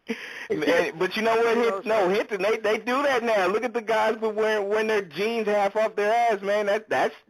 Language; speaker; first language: English; native; English